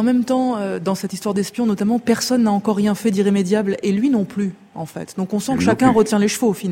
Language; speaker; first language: French; native; French